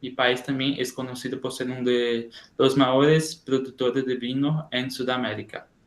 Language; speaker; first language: Spanish; non-native, learner; Portuguese